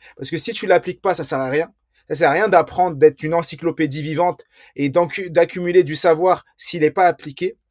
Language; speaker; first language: French; early bilingual, other home language; Riffian